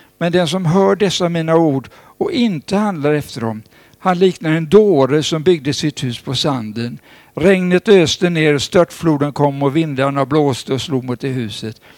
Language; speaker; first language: Swedish; native; Swedish